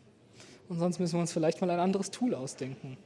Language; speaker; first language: German; native; German